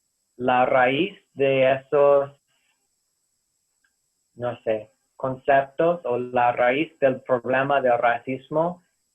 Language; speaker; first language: Spanish; non-native, fluent; English